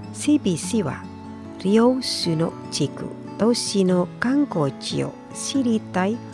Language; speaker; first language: Japanese; non-native, fluent; Indonesian